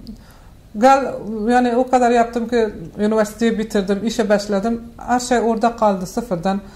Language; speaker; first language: Turkish; non-native, learner; Persian